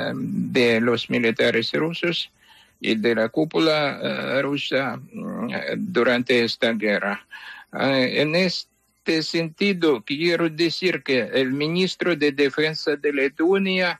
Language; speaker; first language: Spanish; non-native, fluent; Ukrainian